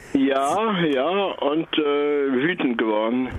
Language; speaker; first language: German; non-native, fluent; French